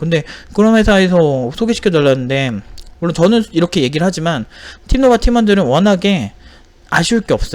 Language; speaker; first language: Korean; native; Korean